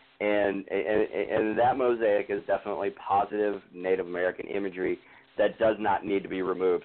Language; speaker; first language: English; native; English